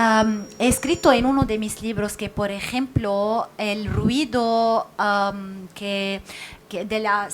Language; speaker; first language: Spanish; non-native, fluent; Arabic